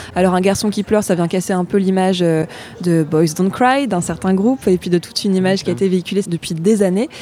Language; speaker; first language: French; native; French